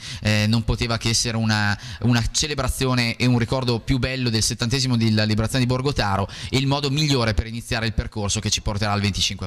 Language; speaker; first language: Italian; native; Italian